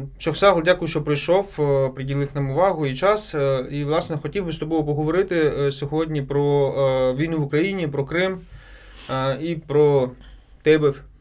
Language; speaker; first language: Ukrainian; non-native, local second language; Crimean Tatar